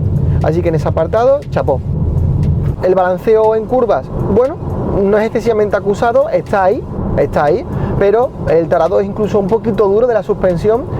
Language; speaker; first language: Spanish; native; Spanish